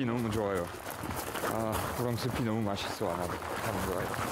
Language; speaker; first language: Korean; non-native, learner; French